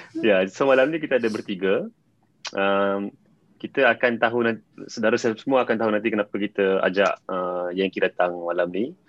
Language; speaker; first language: Malay; native; Malay